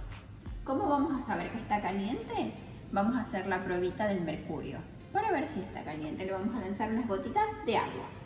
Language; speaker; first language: Spanish; native; Spanish